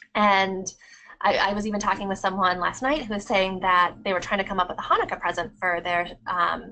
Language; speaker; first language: English; native; English